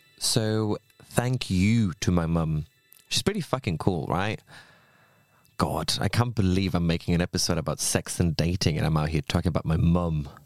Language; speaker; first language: English; non-native, fluent; Polish